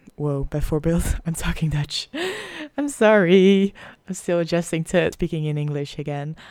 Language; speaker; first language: English; non-native, fluent; Dutch